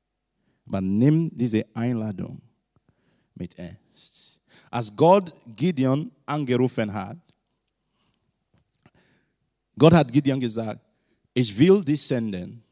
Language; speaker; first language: German; non-native, learner; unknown